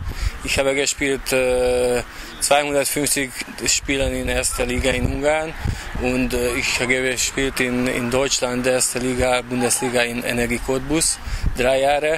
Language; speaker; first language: German; non-native, learner; Hungarian